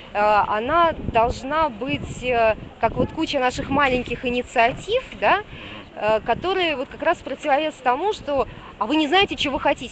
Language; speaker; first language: Russian; native; Russian